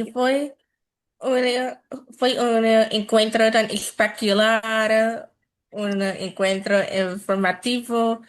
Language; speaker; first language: Spanish; non-native, fluent; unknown